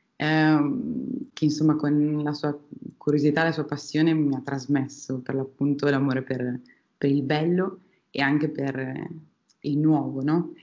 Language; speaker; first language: Italian; native; Italian